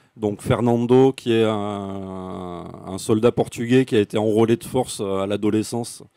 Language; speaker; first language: French; native; French